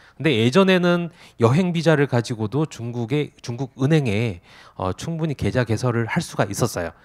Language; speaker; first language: Korean; native; Korean